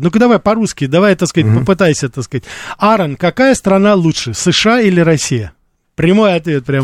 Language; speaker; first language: Russian; native; Russian